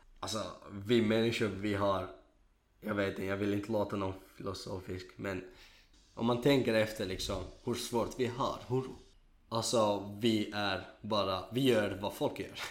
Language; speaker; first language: Swedish; non-native, learner; Kurdish